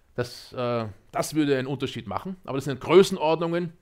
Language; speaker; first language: German; native; German